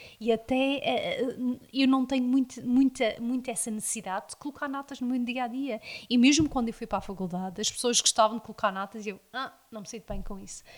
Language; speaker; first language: Portuguese; early bilingual, heritage; Portuguese